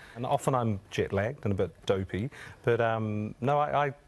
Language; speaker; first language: English; native; English